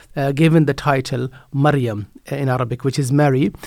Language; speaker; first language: English; non-native, fluent; Dutch